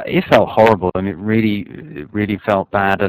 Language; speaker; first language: English; native; English